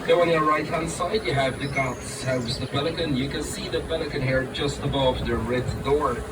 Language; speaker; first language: English; non-native, fluent; Dutch